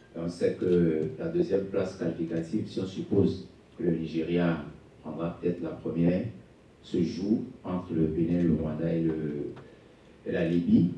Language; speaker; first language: French; native; French